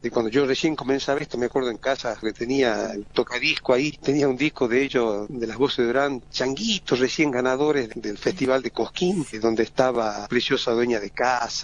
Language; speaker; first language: Spanish; native; Spanish